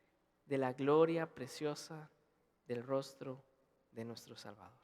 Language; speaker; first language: Spanish; native; Spanish